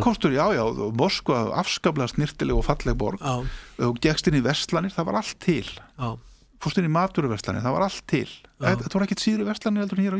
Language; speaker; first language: Icelandic; native; Icelandic